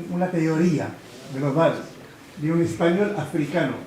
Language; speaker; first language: Spanish; non-native, fluent; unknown